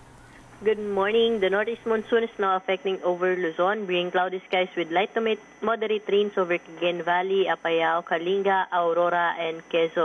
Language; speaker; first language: English; non-native, local second language; Filipino